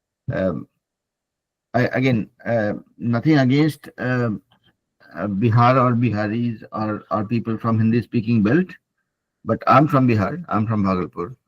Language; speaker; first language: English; non-native, fluent; Hindi